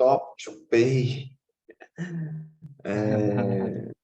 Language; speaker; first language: English; non-native, learner; Portuguese